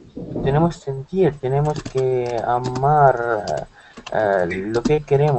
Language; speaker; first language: Spanish; non-native, learner; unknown